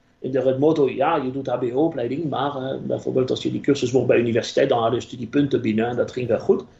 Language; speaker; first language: Dutch; non-native, fluent; French